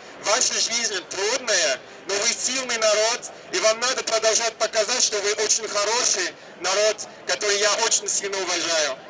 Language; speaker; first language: Russian; non-native, fluent; French